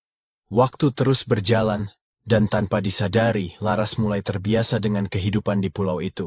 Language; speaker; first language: Indonesian; native; Indonesian